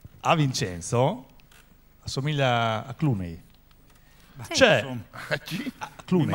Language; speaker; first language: Italian; native; Italian